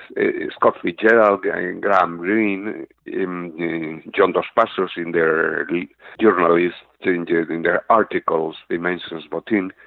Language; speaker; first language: English; non-native, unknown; Spanish